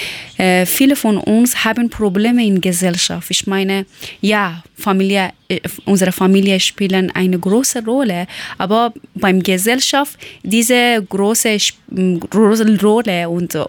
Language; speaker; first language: German; non-native, learner; Persian